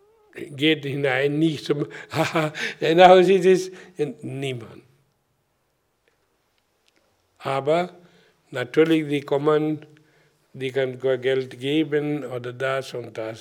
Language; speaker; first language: German; non-native, learner; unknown